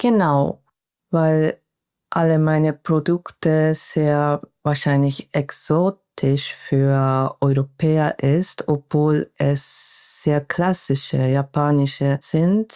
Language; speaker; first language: German; non-native, fluent; Japanese